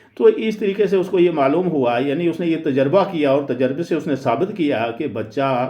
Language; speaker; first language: Urdu; native; Urdu